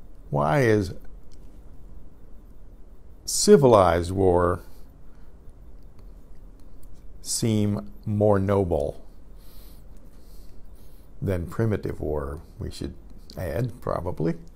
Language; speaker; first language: English; native; English